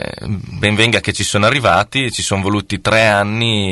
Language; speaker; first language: Italian; native; Italian